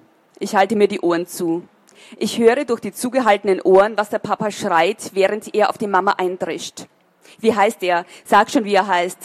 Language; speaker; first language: German; native; German